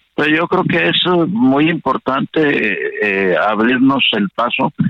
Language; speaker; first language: Spanish; native; Spanish